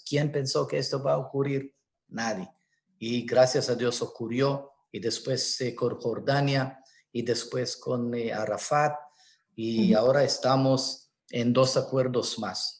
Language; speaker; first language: Spanish; non-native, fluent; Hebrew